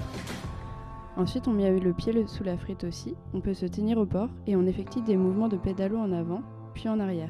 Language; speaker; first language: French; native; French